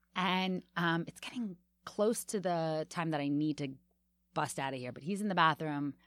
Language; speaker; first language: English; native; English